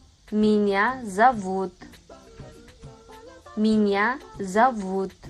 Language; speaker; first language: Russian; non-native, fluent; Kazakh